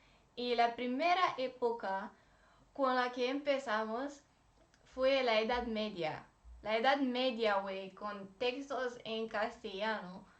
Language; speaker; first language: Spanish; non-native, fluent; Romanian